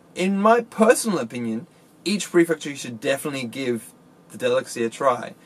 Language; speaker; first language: English; native; English